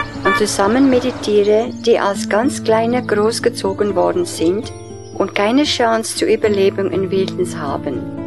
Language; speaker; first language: German; non-native, fluent; Afrikaans